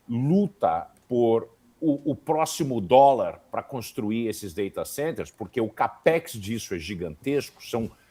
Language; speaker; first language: Portuguese; native; Portuguese